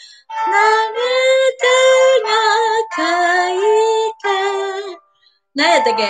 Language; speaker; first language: Japanese; native; Japanese